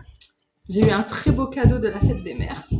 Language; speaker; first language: French; native; French